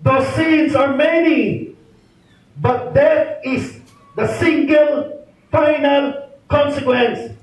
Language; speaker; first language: English; non-native, local second language; Filipino